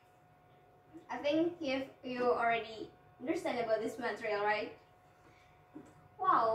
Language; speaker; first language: English; non-native, fluent; Indonesian